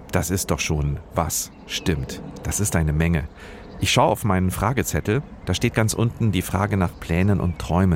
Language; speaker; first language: German; native; German